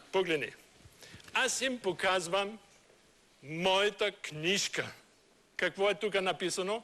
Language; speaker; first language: Bulgarian; non-native, fluent; German